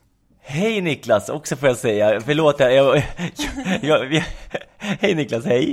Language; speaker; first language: Swedish; native; Swedish